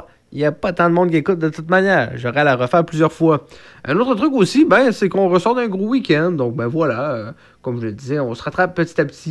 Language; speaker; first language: French; native; French